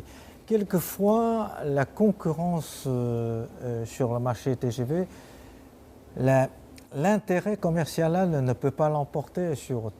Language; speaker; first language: French; non-native, fluent; Chinese